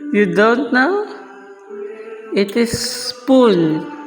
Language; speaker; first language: English; non-native, learner; Filipino